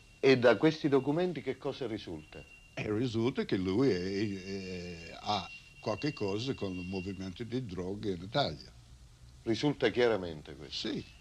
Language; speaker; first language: Italian; non-native, learner; English